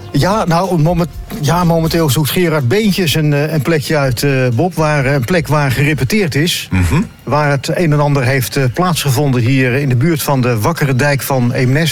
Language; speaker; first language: Dutch; native; Dutch